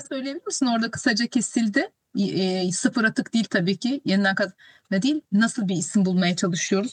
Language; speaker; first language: Turkish; native; Turkish